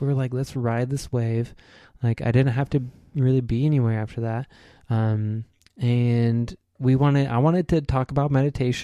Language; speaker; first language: English; native; English